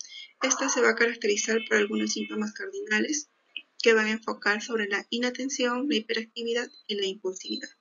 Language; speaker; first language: Spanish; native; Spanish